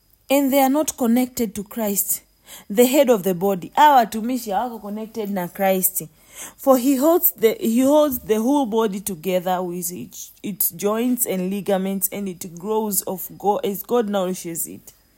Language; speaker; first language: English; non-native, local second language; Swahili